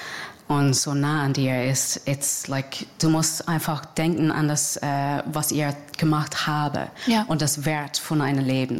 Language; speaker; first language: German; non-native, fluent; English